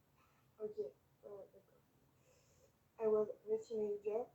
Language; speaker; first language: English; non-native, learner; French